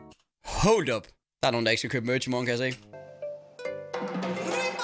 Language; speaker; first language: Danish; native; Danish